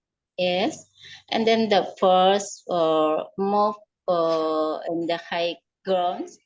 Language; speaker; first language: English; non-native, learner; Indonesian